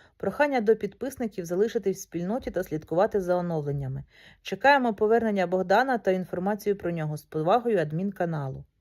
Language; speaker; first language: Ukrainian; non-native, local second language; Russian